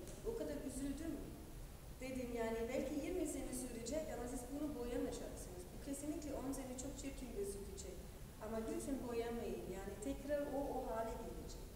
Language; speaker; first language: Turkish; non-native, fluent; German